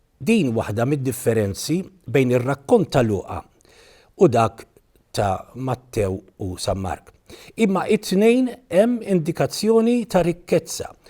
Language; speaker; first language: Maltese; native; Maltese